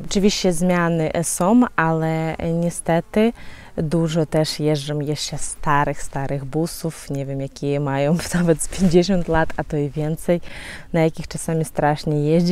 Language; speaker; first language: Polish; non-native, fluent; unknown